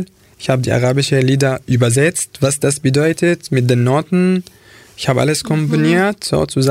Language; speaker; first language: German; non-native, fluent; Arabic